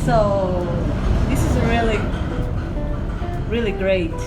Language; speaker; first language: English; non-native, learner; Spanish